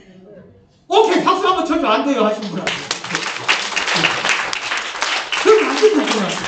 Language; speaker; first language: Korean; native; Korean